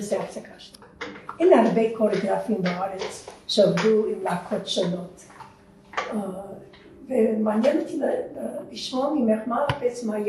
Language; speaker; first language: Hebrew; native; Hebrew